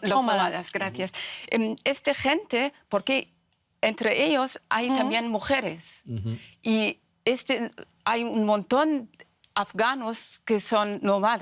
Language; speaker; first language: Spanish; non-native, fluent; Persian